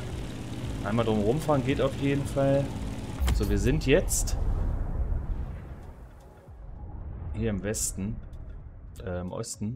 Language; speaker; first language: German; native; German